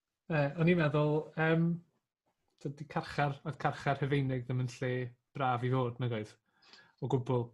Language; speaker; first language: Welsh; native; Welsh